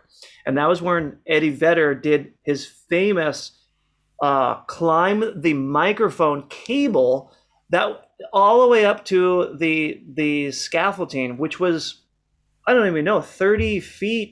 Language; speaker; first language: English; native; English